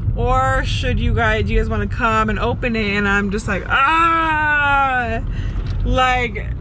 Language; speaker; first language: English; early bilingual, other home language; Spanish